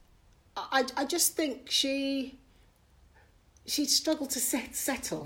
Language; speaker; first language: English; native; English